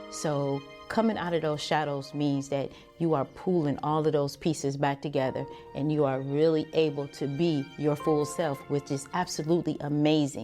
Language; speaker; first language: English; native; English